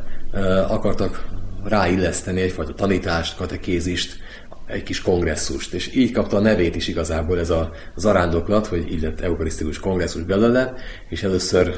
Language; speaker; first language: Hungarian; native; Hungarian